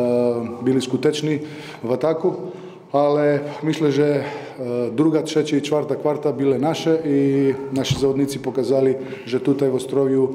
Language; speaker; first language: Polish; non-native, fluent; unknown